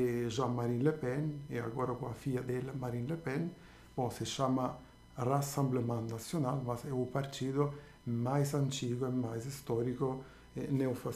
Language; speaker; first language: Portuguese; non-native, fluent; Italian